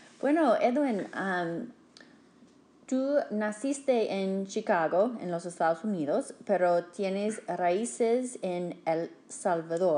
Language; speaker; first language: Spanish; non-native, fluent; English